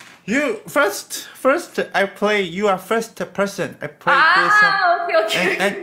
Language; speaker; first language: English; non-native, learner; Thai